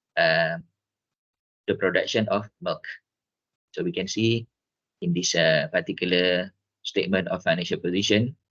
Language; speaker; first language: English; non-native, local second language; Malay